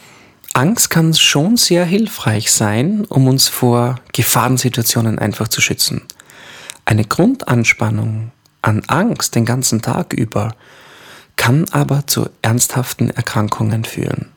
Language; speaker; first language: German; native; German